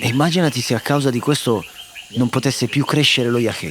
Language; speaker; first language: Italian; native; Italian